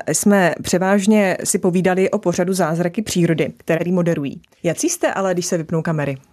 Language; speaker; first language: Czech; native; Czech